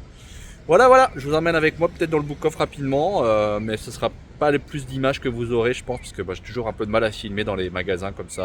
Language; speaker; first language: French; native; French